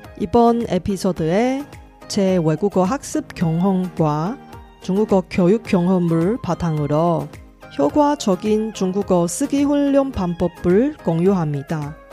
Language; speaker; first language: Korean; non-native, fluent; Chinese